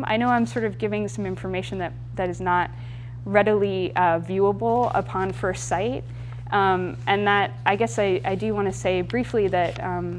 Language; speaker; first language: English; native; English